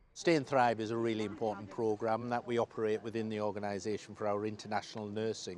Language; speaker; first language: English; native; English